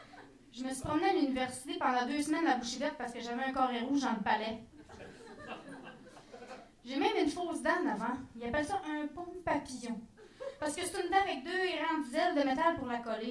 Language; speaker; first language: French; native; French